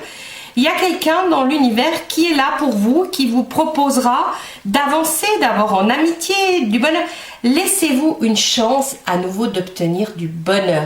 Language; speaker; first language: French; native; French